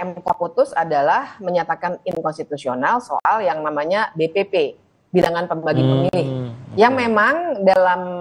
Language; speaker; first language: Indonesian; native; Indonesian